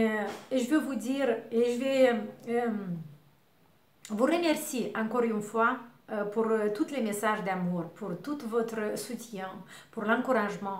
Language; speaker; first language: French; non-native, learner; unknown